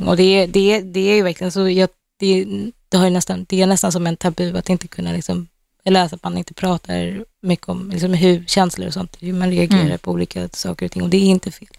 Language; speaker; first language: Swedish; native; Swedish